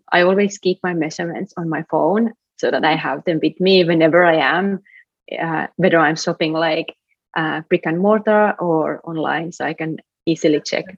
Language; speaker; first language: English; non-native, fluent; Finnish